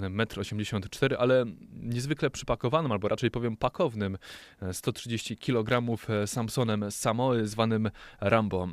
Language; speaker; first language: Polish; native; Polish